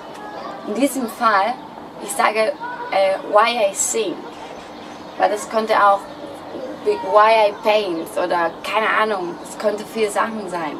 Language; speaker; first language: German; non-native, fluent; Greek